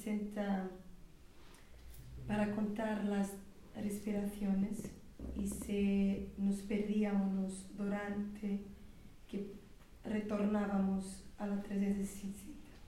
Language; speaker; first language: Spanish; non-native, learner; Portuguese